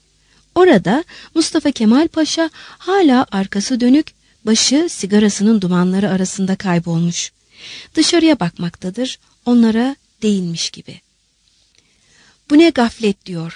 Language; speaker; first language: Turkish; native; Turkish